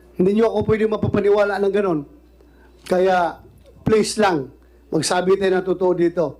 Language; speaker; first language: Filipino; non-native, local second language; Cebuano